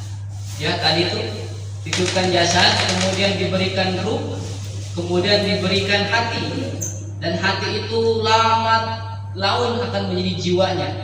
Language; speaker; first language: Indonesian; native; Indonesian